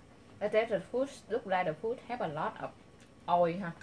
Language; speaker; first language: English; non-native, learner; Vietnamese